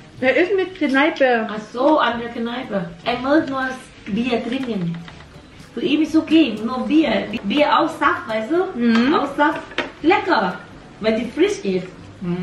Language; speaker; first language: German; non-native, learner; Filipino